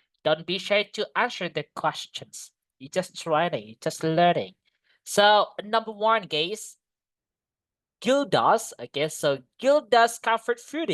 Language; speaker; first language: English; non-native, fluent; Indonesian